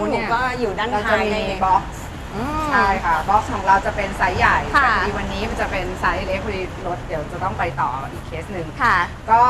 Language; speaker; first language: Thai; native; Thai